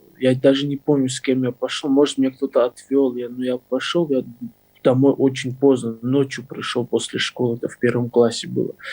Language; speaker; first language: Russian; non-native, local second language; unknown